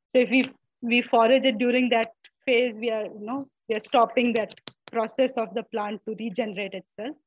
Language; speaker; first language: English; non-native, local second language; Malayalam